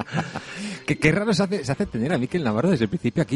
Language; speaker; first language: Spanish; native; Spanish